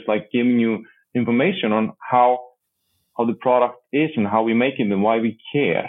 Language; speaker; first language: English; non-native, fluent; Icelandic